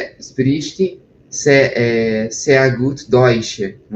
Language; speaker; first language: German; non-native, learner; Portuguese